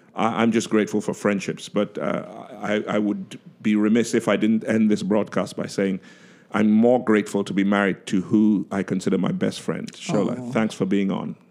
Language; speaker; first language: English; non-native, local second language; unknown